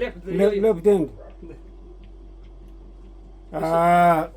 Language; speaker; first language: English; non-native, learner; Korean